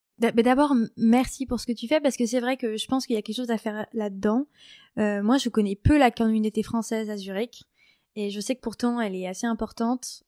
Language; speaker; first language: French; native; French